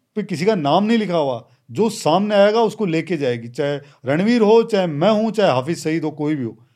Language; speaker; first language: Hindi; native; Hindi